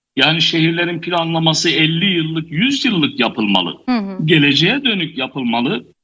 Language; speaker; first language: Turkish; native; Turkish